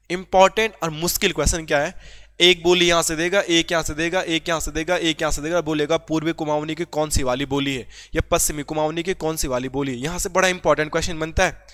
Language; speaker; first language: Hindi; native; Hindi